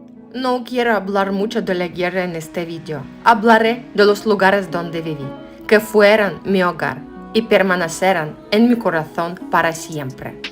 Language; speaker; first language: Spanish; non-native, learner; Russian